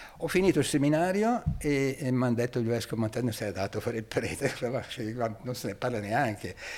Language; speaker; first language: Italian; native; Italian